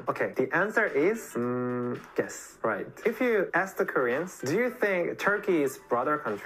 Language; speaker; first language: English; non-native, fluent; Korean